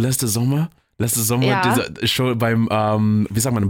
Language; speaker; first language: German; non-native, fluent; English